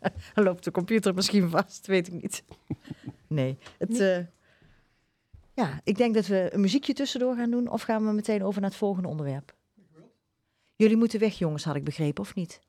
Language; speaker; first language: Dutch; native; Dutch